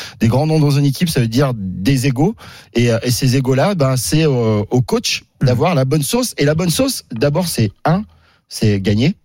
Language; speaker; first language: French; native; French